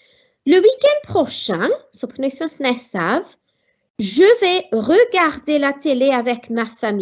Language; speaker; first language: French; non-native, fluent; Welsh